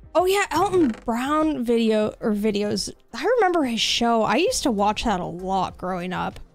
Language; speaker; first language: English; native; English